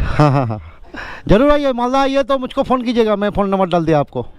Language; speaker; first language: Hindi; non-native, local second language; Bangla